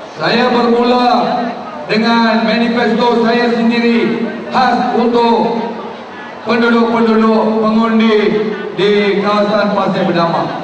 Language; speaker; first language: Malay; non-native, local second language; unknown